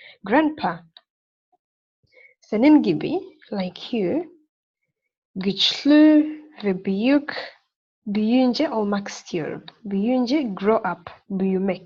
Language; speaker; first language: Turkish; non-native, learner; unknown